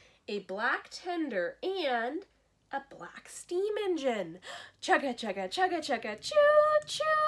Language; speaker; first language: English; native; English